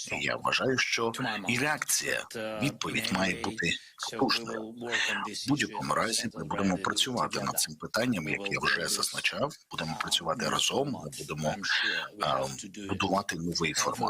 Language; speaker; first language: Ukrainian; non-native, local second language; Russian